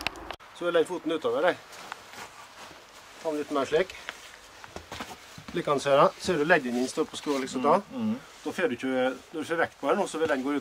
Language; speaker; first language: Norwegian; native; Norwegian